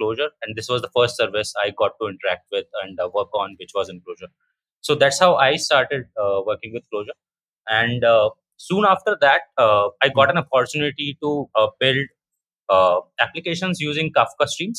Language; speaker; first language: English; non-native, local second language; Hindi